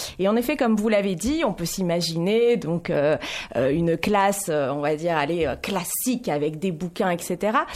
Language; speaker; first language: French; native; French